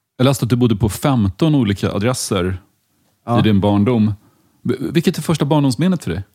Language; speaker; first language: Swedish; native; Swedish